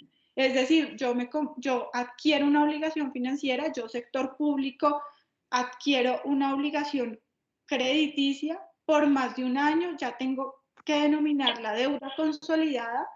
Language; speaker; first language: Spanish; native; Spanish